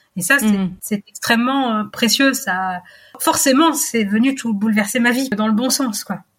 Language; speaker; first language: French; native; French